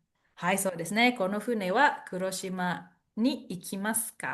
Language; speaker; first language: Japanese; non-native, fluent; Indonesian